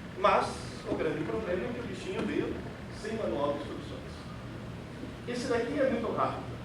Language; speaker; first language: Portuguese; early bilingual, other home language; Italian